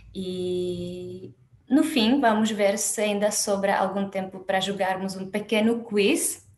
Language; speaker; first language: Portuguese; non-native, fluent; Czech